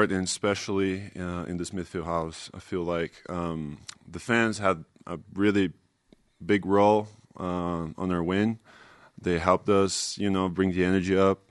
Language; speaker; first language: English; non-native, fluent; Portuguese